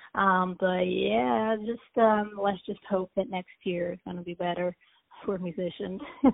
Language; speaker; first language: English; early bilingual, other home language; Italian